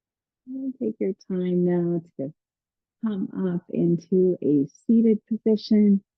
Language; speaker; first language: English; native; English